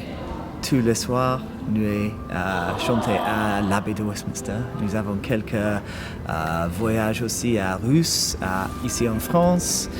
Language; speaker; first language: French; non-native, learner; English